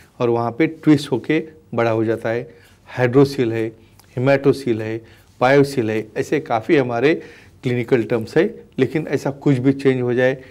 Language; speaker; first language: Hindi; non-native, local second language; Marathi